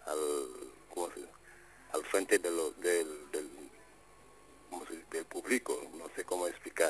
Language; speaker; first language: Spanish; non-native, fluent; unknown